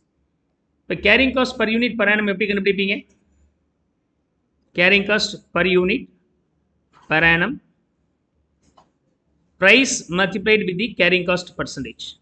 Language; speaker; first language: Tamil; native; Tamil